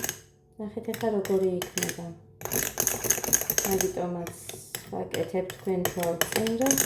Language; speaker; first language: Georgian; native; Georgian